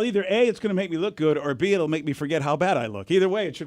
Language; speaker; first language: English; native; English